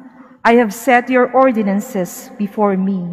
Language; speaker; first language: English; non-native, local second language; Filipino